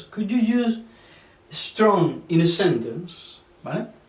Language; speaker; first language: English; non-native, learner; Spanish